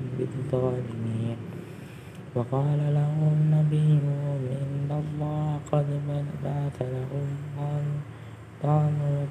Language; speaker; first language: Arabic; non-native, learner; Indonesian